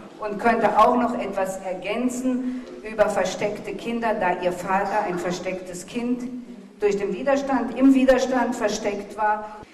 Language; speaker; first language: German; native; German